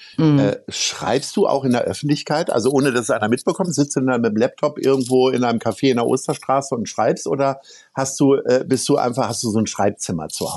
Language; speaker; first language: German; native; German